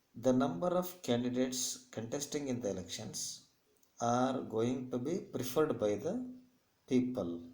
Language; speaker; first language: English; non-native, local second language; Kannada